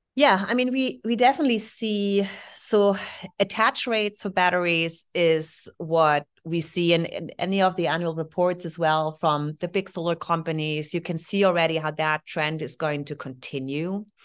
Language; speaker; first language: English; non-native, fluent; German